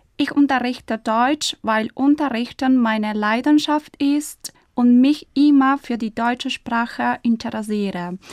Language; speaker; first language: German; non-native, fluent; Spanish